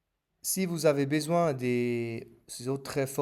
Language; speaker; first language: French; non-native, fluent; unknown